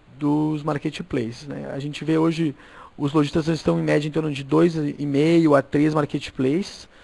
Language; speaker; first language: Portuguese; native; Portuguese